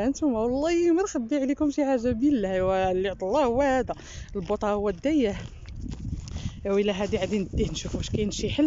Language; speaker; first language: Arabic; native; Arabic